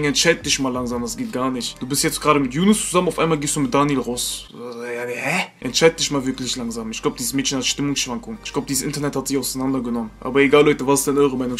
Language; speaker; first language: German; native; German